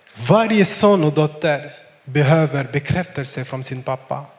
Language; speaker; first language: Swedish; non-native, fluent; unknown